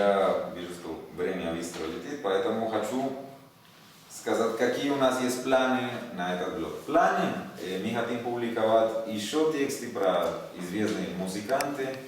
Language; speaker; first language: Russian; non-native, learner; Spanish